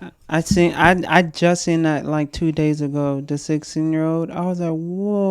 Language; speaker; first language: English; native; English